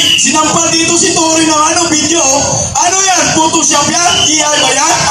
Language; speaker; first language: Filipino; non-native, local second language; Cebuano